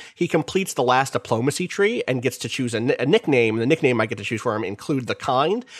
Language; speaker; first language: English; native; English